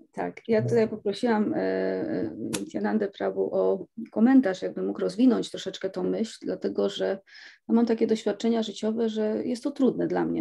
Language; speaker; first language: Polish; native; Polish